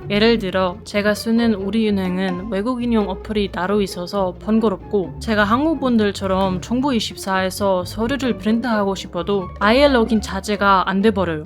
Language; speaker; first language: Korean; non-native, fluent; German